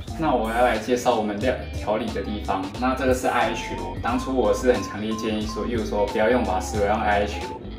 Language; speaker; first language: Chinese; native; Chinese